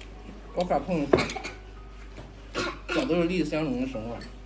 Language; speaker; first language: Chinese; native; Chinese